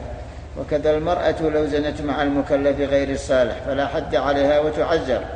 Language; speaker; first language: Arabic; native; Arabic